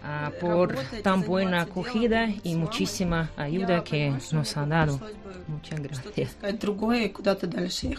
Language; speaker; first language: Spanish; non-native, fluent; Ukrainian